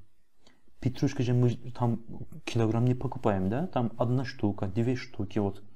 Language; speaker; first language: Russian; non-native, fluent; Turkish